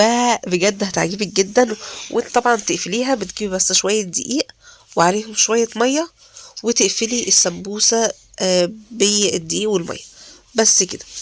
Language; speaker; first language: Arabic; native; Arabic